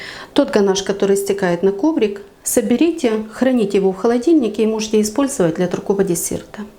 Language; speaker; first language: Russian; native; Russian